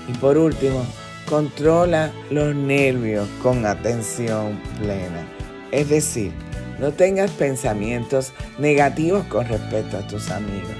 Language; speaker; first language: Spanish; native; Spanish